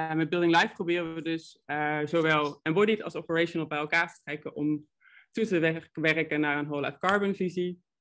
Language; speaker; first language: Dutch; native; Dutch